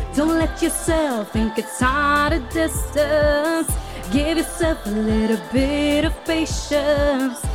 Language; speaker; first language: English; early bilingual, other home language; Romanian